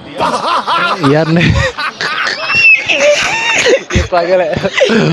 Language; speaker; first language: Hindi; non-native, learner; Somali